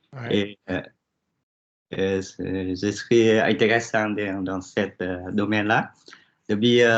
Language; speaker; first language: French; non-native, learner; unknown